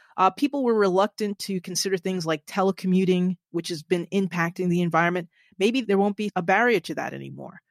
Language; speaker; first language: English; native; English